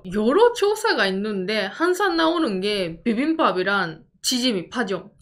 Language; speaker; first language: Korean; non-native, fluent; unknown